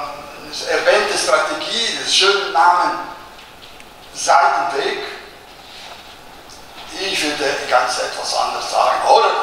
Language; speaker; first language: German; non-native, local second language; Italian